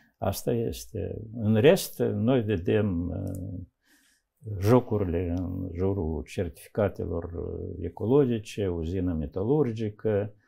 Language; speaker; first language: Romanian; native; Romanian